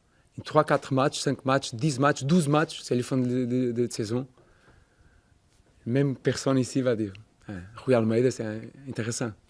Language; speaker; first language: French; non-native, fluent; Portuguese